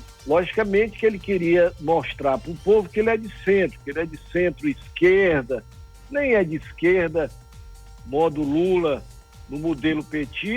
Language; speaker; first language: Portuguese; native; Portuguese